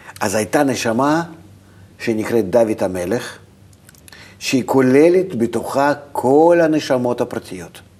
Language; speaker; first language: Hebrew; non-native, fluent; Russian